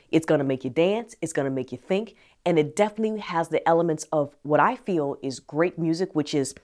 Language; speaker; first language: English; native; English